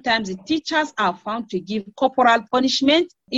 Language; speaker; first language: English; non-native, local second language; Hausa